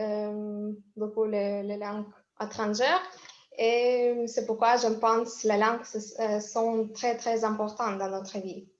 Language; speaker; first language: French; non-native, learner; Russian